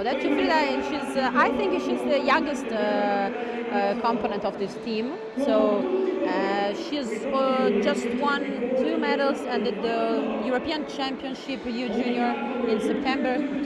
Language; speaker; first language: English; non-native, fluent; Italian